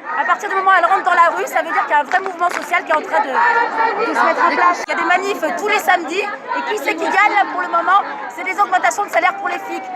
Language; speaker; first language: French; native; French